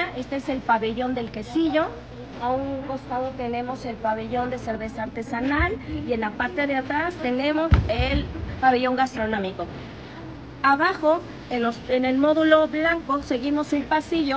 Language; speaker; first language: Spanish; native; Spanish